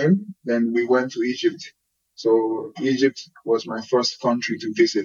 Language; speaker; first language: English; non-native, local second language; Yoruba